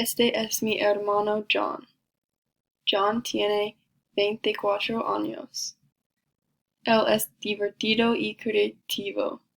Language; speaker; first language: Spanish; non-native, learner; English